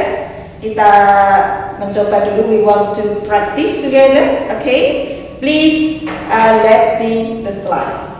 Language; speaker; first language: English; non-native, learner; Indonesian